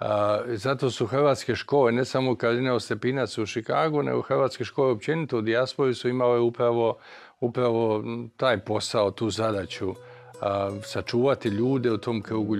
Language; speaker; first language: Croatian; native; Croatian